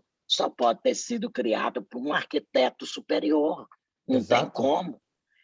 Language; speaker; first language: Portuguese; native; Portuguese